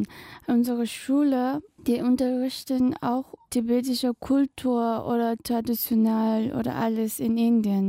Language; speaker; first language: German; non-native, fluent; Tibetan